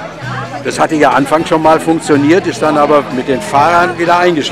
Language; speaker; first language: German; native; German